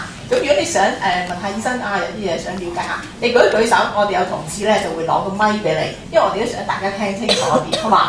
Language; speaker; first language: Cantonese; native; Cantonese